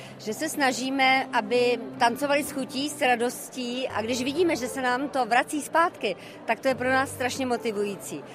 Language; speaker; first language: Czech; native; Czech